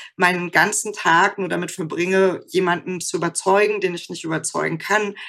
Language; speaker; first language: German; native; German